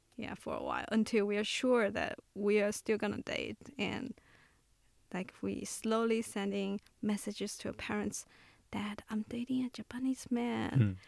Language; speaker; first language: English; non-native, fluent; Chinese